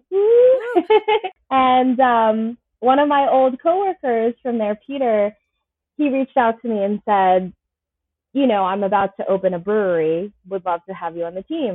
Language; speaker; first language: English; native; English